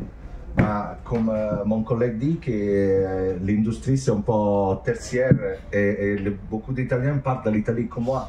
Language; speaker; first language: French; non-native, fluent; Italian